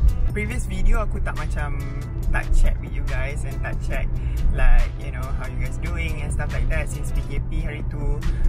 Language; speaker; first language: English; non-native, local second language; Malay